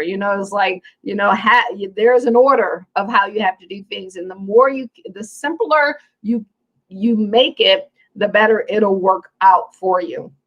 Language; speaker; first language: English; native; English